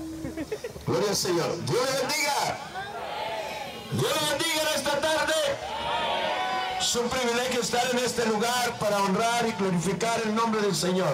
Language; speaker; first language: Spanish; native; Spanish